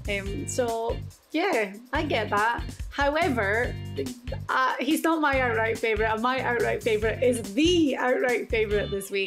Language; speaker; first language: English; native; English